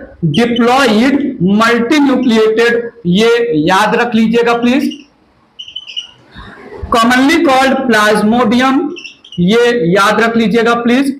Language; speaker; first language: Hindi; native; Hindi